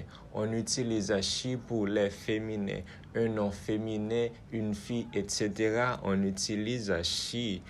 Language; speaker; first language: French; non-native, local second language; Haitian Creole